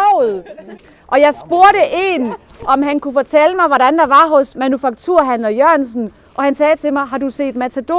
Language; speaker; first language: Danish; native; Danish